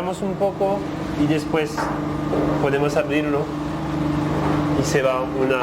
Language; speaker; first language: Spanish; non-native, learner; French